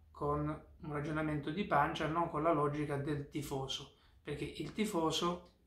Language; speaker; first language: Italian; native; Italian